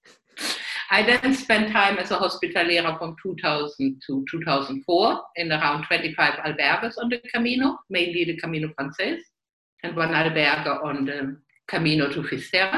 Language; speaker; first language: English; non-native, fluent; German